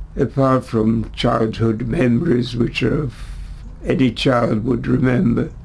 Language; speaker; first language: English; early bilingual, other home language; German